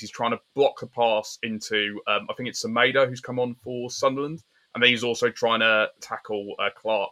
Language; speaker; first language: English; native; English